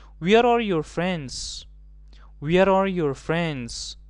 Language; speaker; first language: English; non-native, fluent; Persian